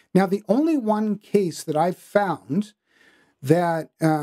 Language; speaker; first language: English; native; English